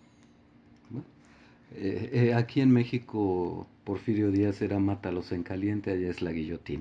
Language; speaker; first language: Spanish; native; Spanish